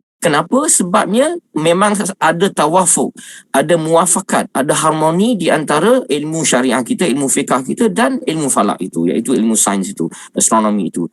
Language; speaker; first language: Malay; native; Malay